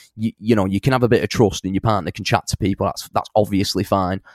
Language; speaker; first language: English; native; English